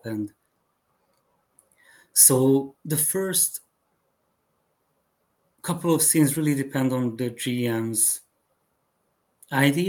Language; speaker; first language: English; non-native, fluent; Hungarian